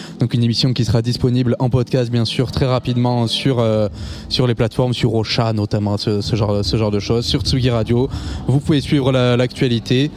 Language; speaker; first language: French; native; French